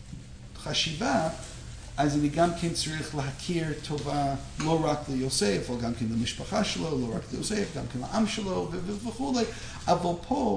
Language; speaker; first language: Hebrew; non-native, fluent; English